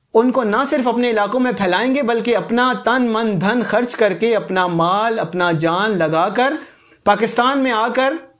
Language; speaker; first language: Urdu; native; Urdu